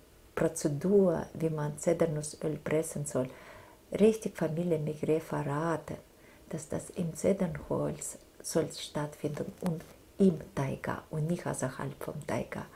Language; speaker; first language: German; non-native, fluent; Russian